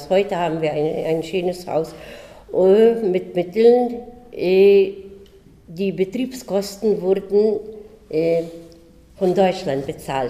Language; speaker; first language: German; early bilingual, heritage; German